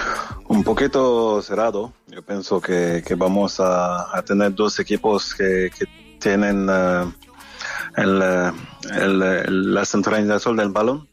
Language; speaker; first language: Spanish; non-native, fluent; French